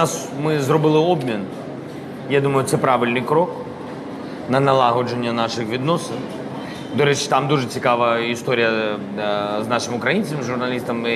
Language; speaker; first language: Ukrainian; non-native, local second language; Russian